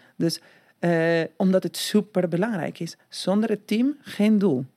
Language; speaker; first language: Dutch; non-native, fluent; Spanish